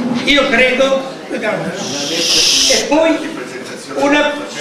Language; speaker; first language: Italian; native; Italian